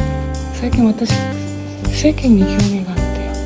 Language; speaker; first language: Japanese; non-native, learner; Korean